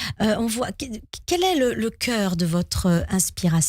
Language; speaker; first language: French; native; French